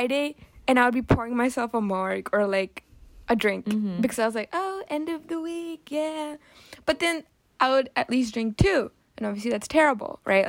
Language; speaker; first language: English; native; English